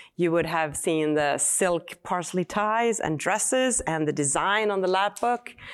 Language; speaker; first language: English; non-native, fluent; Swedish